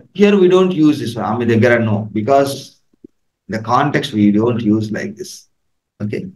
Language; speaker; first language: English; non-native, local second language; Telugu